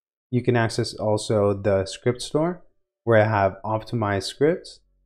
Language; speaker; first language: English; native; English